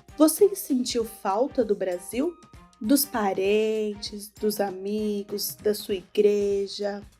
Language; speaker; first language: Portuguese; native; Portuguese